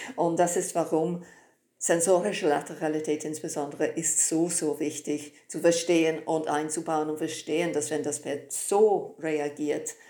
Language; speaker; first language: German; non-native, fluent; English